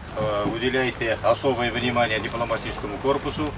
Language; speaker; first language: Russian; non-native, local second language; Kazakh